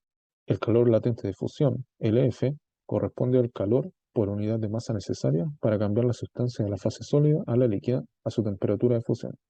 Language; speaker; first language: Spanish; native; Spanish